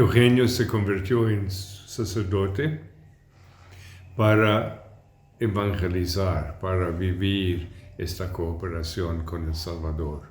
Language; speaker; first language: Spanish; non-native, fluent; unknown